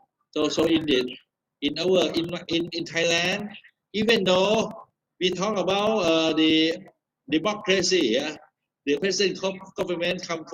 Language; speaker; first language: English; non-native, fluent; Thai